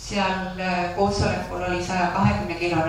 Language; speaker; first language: Finnish; non-native, learner; Estonian